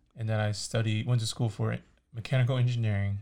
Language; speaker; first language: English; early bilingual, other home language; Chinese